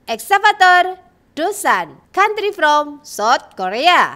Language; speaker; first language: English; non-native, learner; Indonesian